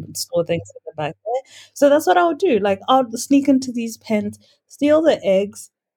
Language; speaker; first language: English; non-native, local second language; Shona